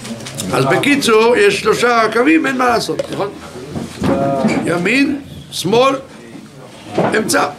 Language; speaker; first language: Hebrew; non-native, fluent; French